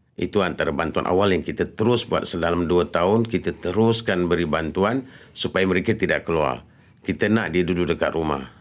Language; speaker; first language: Malay; early bilingual, other home language; Rohingya